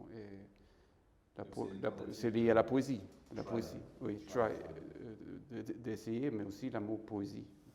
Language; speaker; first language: French; non-native, fluent; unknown